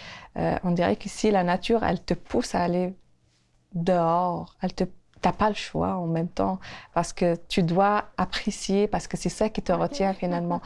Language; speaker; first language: French; non-native, local second language; Kabyle